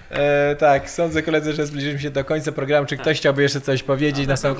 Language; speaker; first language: Polish; native; Polish